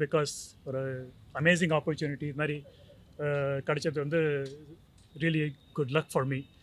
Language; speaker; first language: Tamil; early bilingual, heritage; Tamil